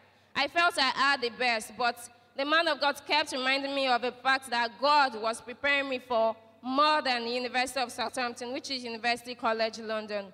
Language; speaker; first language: English; non-native, local second language; Yoruba